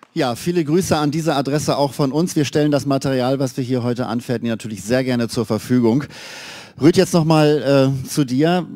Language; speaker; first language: German; native; German